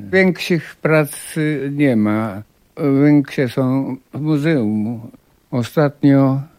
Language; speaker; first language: Polish; non-native, fluent; Japanese